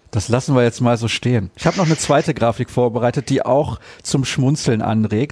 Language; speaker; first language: German; native; German